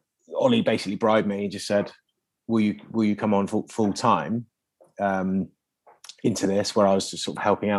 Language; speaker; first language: English; native; English